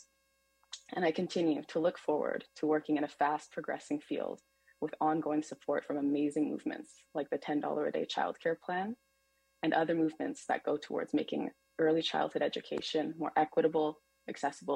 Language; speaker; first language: English; native; English